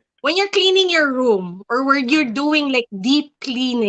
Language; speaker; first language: English; non-native, local second language; Filipino